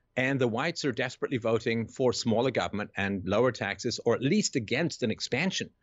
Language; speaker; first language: English; native; English